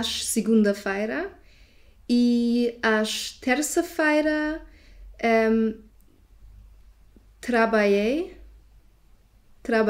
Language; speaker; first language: Portuguese; non-native, learner; German